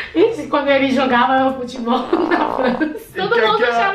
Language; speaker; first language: Portuguese; non-native, fluent; Chinese